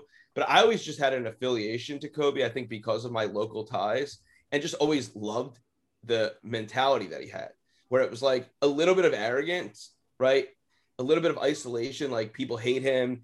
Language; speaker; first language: English; native; English